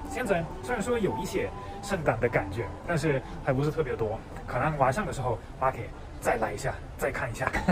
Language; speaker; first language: Chinese; non-native, fluent; German